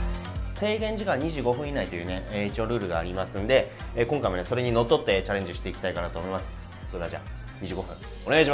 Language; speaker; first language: Japanese; native; Japanese